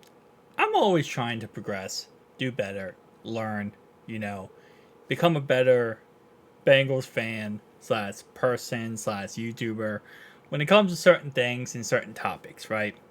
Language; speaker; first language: English; native; English